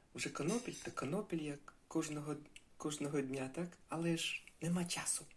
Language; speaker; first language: Ukrainian; non-native, local second language; Russian